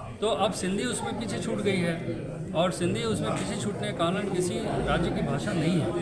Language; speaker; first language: Hindi; non-native, local second language; Sindhi